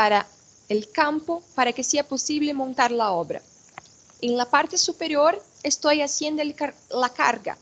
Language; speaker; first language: Spanish; non-native, fluent; Portuguese